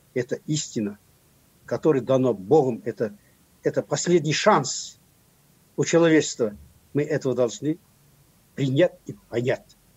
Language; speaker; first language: Russian; non-native, local second language; Kazakh